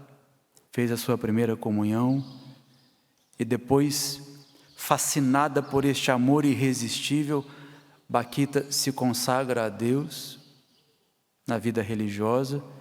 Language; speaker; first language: Portuguese; native; Portuguese